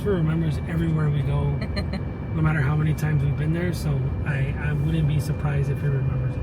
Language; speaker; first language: English; native; English